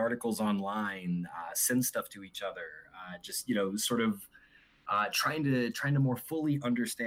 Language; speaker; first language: English; native; English